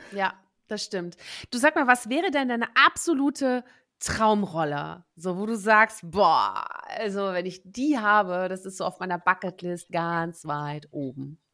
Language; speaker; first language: German; native; German